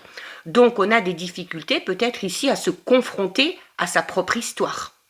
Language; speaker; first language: French; native; French